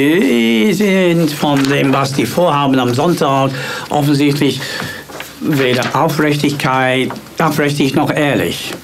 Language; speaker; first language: German; non-native, fluent; English